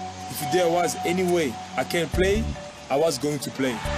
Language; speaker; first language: English; non-native, fluent; Lingala